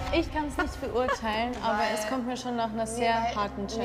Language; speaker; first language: German; native; German